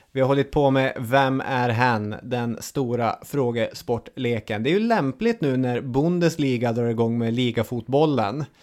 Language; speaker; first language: Swedish; native; Swedish